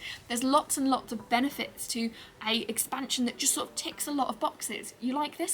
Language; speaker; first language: English; native; English